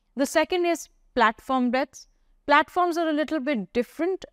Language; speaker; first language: English; non-native, local second language; Hindi